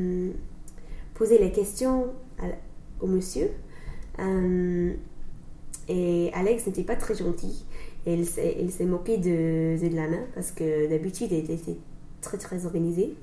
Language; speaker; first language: French; non-native, learner; English